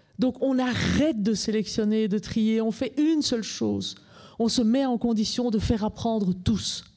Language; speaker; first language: French; native; French